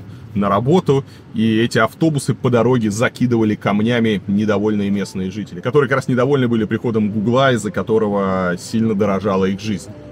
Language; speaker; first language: Russian; native; Russian